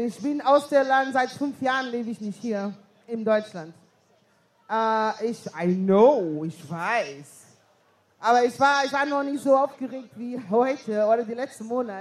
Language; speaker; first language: German; non-native, fluent; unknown